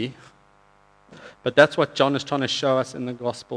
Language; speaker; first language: English; native; English